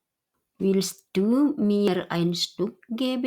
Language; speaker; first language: German; non-native, fluent; Indonesian